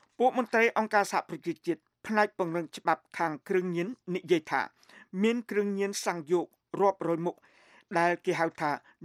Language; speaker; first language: Khmer; native; Khmer